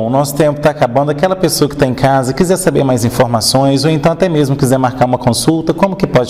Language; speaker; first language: Portuguese; native; Portuguese